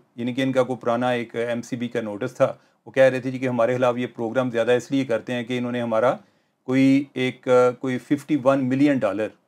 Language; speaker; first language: Urdu; native; Urdu